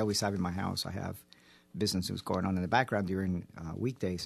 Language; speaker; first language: English; early bilingual, other home language; Spanish